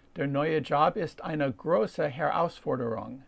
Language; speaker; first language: German; non-native, learner; English